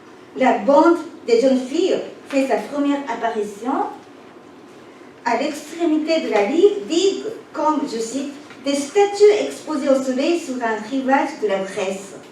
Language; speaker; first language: French; non-native, fluent; Japanese